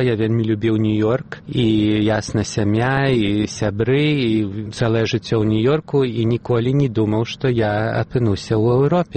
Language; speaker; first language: Belarusian; early bilingual, heritage; Belarusian